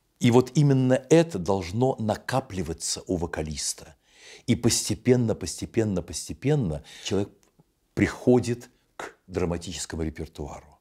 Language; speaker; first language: Russian; native; Russian